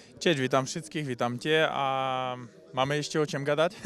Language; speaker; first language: Polish; non-native, learner; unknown